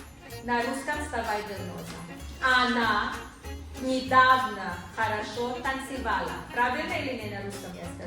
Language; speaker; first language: Russian; non-native, local second language; Tajik